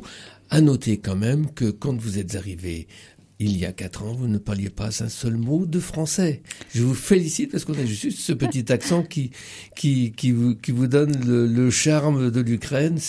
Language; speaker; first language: French; native; French